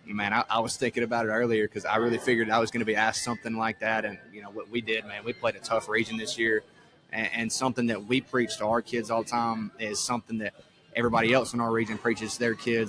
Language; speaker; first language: English; native; English